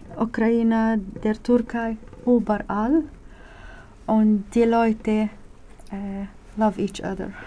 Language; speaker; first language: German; non-native, learner; Arabic